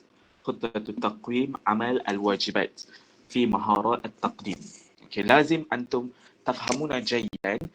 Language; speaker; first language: Arabic; non-native, fluent; Malay